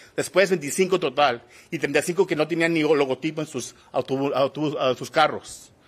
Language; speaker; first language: Spanish; early bilingual, heritage; Spanish